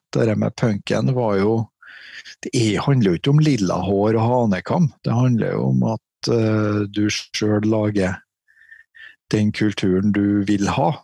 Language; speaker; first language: Norwegian; native; Norwegian